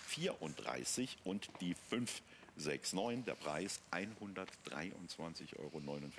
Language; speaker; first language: German; native; German